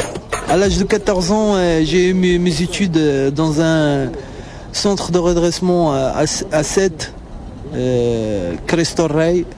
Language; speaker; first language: French; non-native, local second language; Arabic